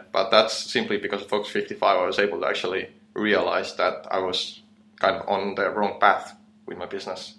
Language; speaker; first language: English; non-native, fluent; Estonian